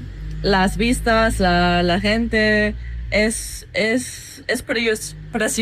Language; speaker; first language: Spanish; non-native, learner; English